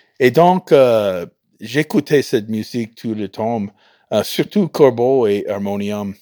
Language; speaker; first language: French; non-native, fluent; English